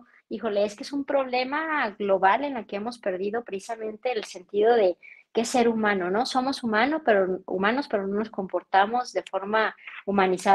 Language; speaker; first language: Spanish; native; Spanish